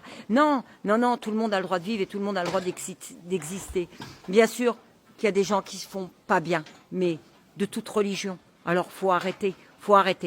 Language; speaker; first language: French; native; French